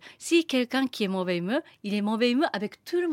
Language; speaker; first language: French; non-native, learner; Japanese